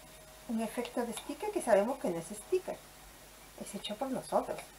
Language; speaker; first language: Spanish; native; Spanish